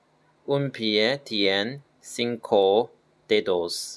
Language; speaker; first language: Spanish; non-native, learner; Chinese